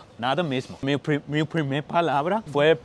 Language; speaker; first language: Portuguese; non-native, fluent; English